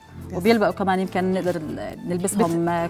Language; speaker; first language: Arabic; native; Arabic